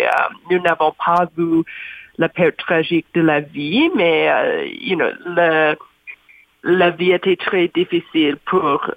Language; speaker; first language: French; non-native, learner; English